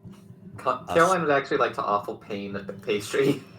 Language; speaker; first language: English; native; English